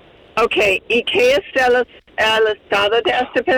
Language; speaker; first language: Spanish; non-native, fluent; English